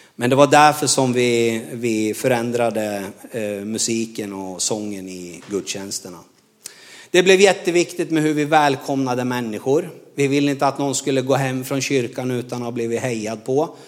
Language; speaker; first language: Swedish; native; Swedish